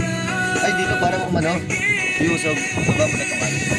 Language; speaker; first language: Filipino; native; Filipino